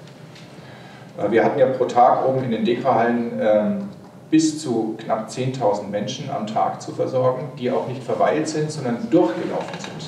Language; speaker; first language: German; native; German